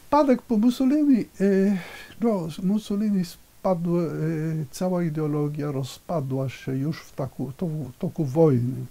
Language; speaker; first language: Polish; non-native, fluent; Italian